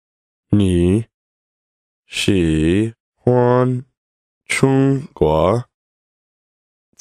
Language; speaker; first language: Chinese; non-native, learner; English